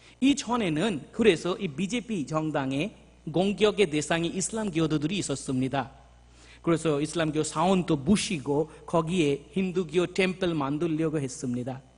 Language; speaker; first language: Korean; non-native, fluent; Bangla